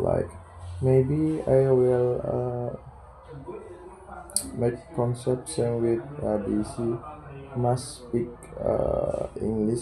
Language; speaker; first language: English; non-native, learner; Indonesian